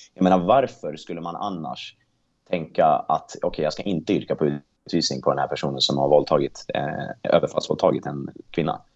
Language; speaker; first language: Swedish; native; Swedish